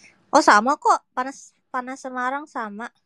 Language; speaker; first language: Indonesian; native; Indonesian